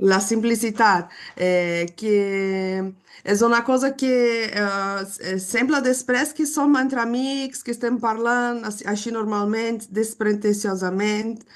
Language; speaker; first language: Catalan; non-native, fluent; Portuguese